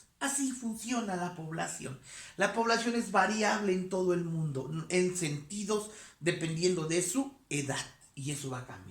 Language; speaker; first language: Spanish; native; Spanish